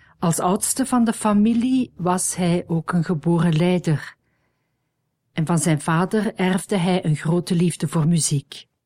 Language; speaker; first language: Dutch; native; Dutch